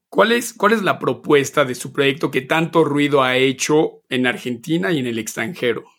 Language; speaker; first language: Spanish; native; Spanish